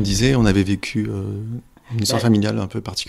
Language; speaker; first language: French; native; French